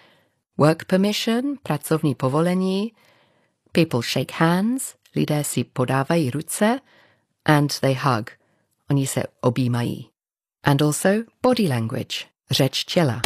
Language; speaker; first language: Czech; non-native, fluent; English